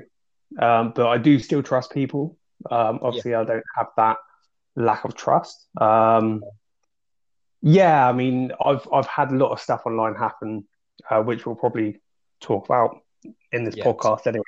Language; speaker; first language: English; native; English